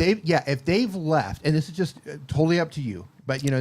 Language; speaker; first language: English; native; English